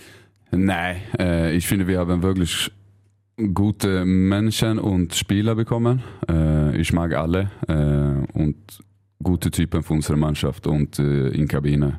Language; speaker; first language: German; non-native, learner; Swedish